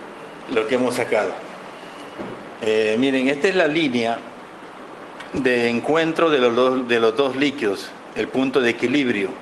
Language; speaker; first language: Spanish; native; Spanish